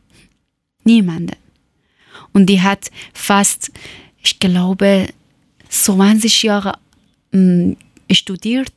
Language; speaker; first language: German; non-native, learner; Persian